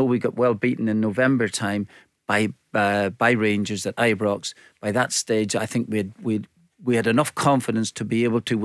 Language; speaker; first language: English; native; English